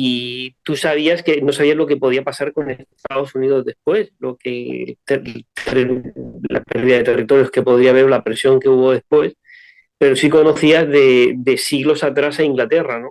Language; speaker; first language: Spanish; native; Spanish